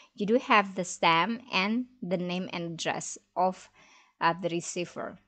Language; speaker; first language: English; non-native, local second language; Indonesian